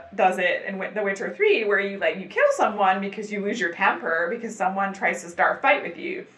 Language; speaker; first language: English; native; English